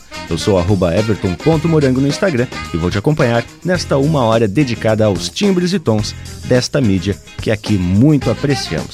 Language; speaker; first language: Portuguese; native; Portuguese